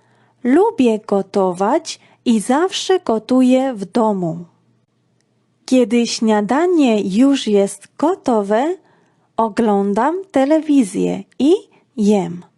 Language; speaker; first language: Polish; non-native, fluent; Georgian